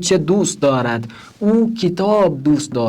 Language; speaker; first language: Persian; non-native, fluent; Urdu